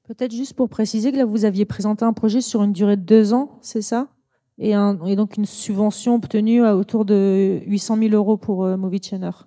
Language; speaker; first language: French; native; French